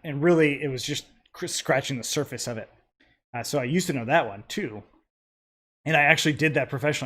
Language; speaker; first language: English; native; English